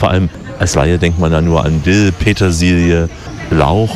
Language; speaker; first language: German; native; German